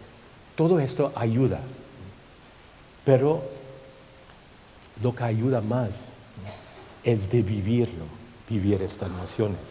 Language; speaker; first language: Spanish; non-native, fluent; Thai